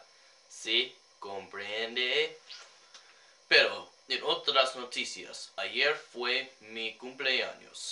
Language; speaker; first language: Spanish; non-native, learner; English